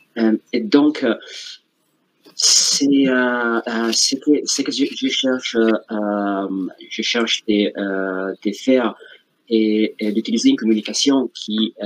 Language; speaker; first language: French; non-native, fluent; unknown